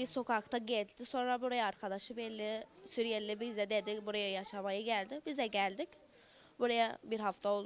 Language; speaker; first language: Turkish; early bilingual, other home language; Arabic